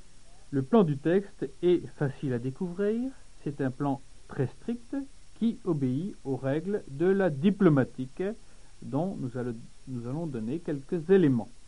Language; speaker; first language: French; native; French